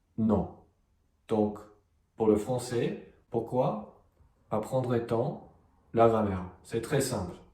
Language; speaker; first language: French; non-native, fluent; English